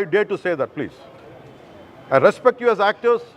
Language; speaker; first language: English; non-native, local second language; Telugu